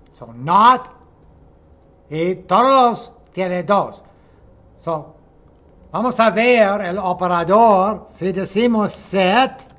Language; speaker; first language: Spanish; non-native, fluent; English